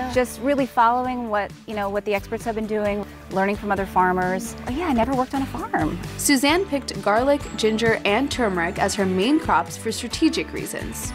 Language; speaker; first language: English; native; English